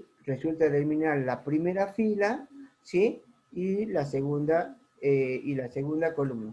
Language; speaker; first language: Spanish; native; Spanish